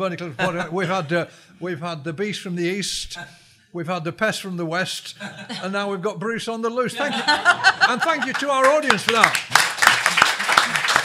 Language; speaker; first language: English; native; English